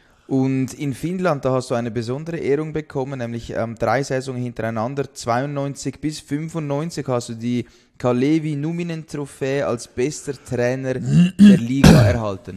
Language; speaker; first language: German; native; German